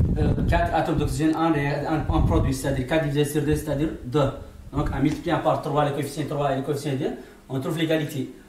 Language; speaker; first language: French; non-native, local second language; Arabic